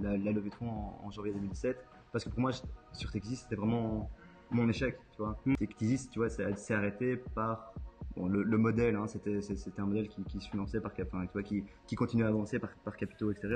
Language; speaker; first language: French; native; French